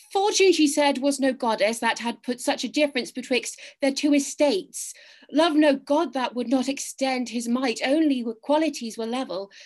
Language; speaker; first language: English; native; English